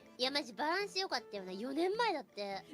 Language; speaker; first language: Japanese; native; Japanese